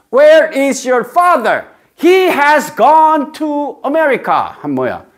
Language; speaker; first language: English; non-native, fluent; Korean